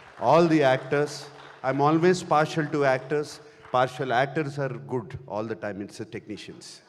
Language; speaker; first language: English; non-native, local second language; Telugu